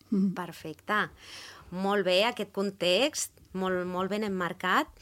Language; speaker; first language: Catalan; native; Catalan